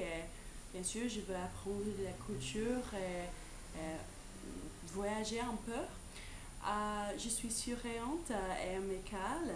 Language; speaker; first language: French; non-native, learner; English